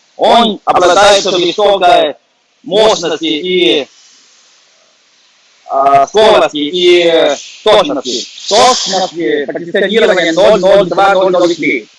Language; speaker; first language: Russian; non-native, fluent; Chinese